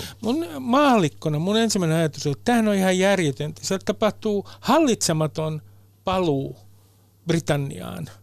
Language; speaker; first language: Finnish; native; Finnish